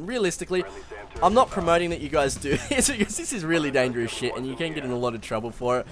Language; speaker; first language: English; native; English